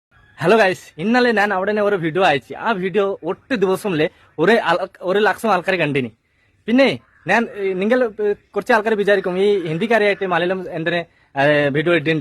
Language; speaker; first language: Malayalam; non-native, learner; Hindi